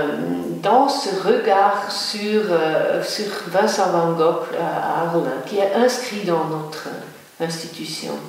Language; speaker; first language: French; non-native, local second language; German